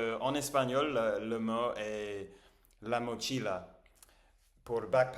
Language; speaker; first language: French; non-native, learner; English